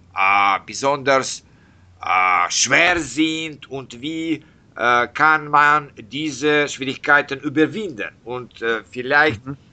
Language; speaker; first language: German; non-native, fluent; Russian